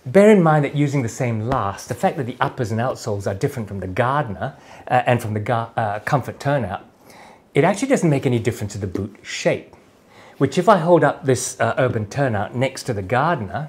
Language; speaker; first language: English; native; English